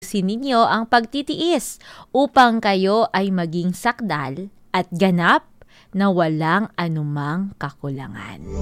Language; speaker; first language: Filipino; non-native, local second language; Cebuano